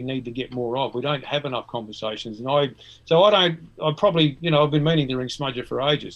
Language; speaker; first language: English; native; English